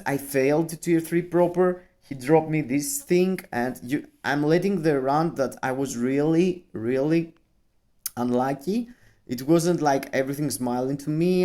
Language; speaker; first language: English; non-native, fluent; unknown